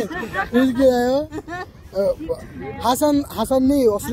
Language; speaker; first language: Japanese; non-native, learner; Bangla